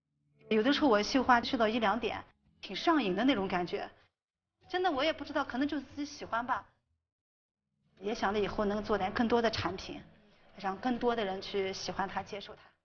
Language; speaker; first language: Chinese; native; Chinese